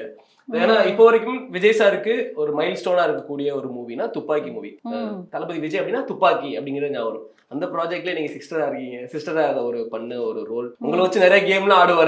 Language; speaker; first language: Tamil; native; Tamil